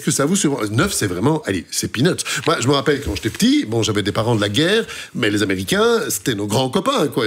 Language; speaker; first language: French; native; French